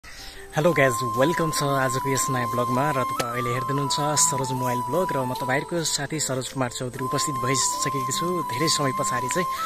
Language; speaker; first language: Nepali; non-native, local second language; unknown